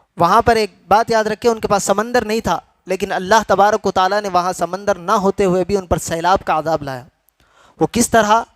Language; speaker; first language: Urdu; native; Urdu